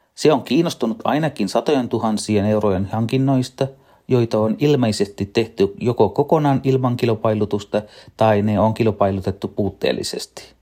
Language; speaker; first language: Finnish; non-native, fluent; Sinhala